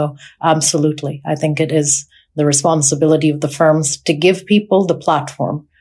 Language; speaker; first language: English; non-native, local second language; Urdu